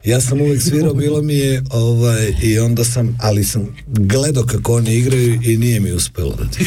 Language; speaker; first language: Serbian; native; Serbian